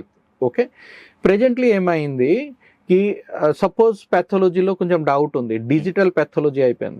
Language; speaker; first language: Telugu; non-native, learner; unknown